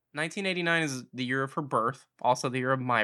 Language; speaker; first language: English; native; English